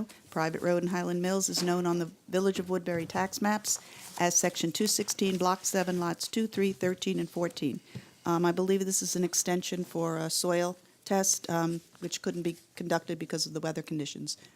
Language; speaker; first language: English; native; English